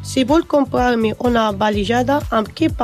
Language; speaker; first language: Catalan; non-native, learner; Spanish